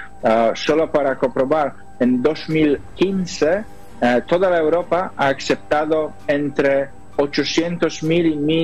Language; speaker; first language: Spanish; non-native, fluent; Polish